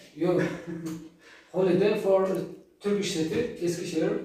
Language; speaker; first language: English; non-native, learner; Turkish